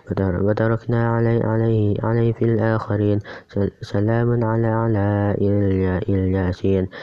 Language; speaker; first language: Arabic; non-native, learner; Indonesian